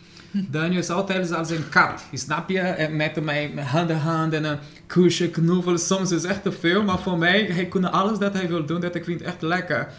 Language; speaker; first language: Dutch; non-native, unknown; Portuguese